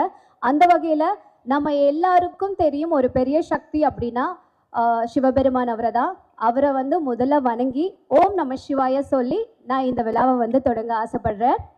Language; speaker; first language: Tamil; native; Tamil